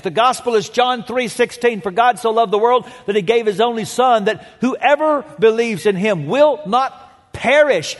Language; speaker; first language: English; native; English